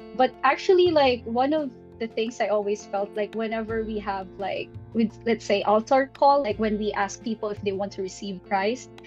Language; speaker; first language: English; non-native, local second language; Filipino